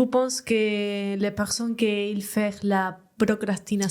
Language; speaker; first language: French; non-native, learner; Spanish